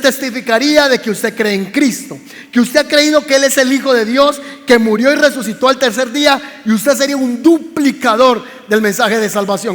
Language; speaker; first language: Spanish; native; Spanish